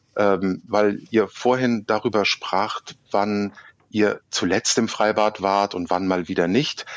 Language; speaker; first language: German; native; German